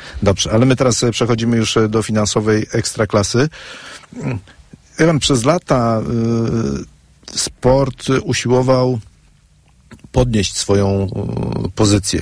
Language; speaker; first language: Polish; native; Polish